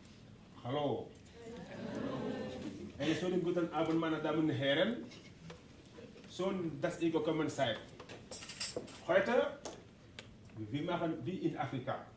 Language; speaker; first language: German; non-native, learner; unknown